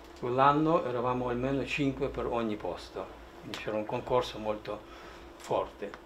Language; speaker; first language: Italian; non-native, fluent; Russian